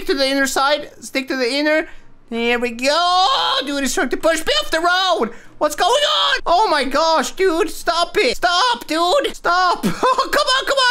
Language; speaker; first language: English; native; English